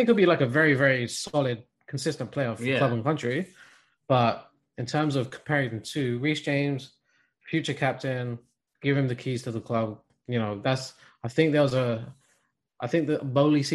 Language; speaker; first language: English; native; English